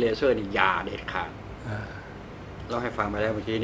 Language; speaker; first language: Thai; native; Thai